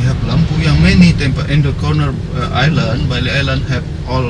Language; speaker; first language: English; non-native, learner; Balinese